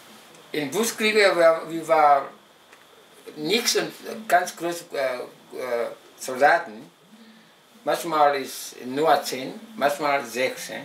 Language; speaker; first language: German; non-native, local second language; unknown